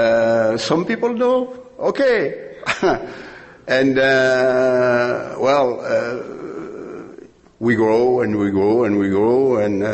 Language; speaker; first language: English; non-native, learner; French